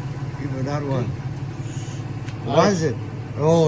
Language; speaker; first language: English; non-native, learner; Vietnamese